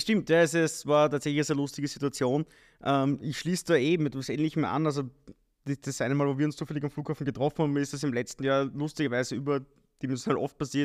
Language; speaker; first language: German; native; German